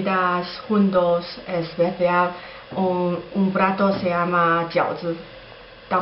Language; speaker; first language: Spanish; non-native, learner; Chinese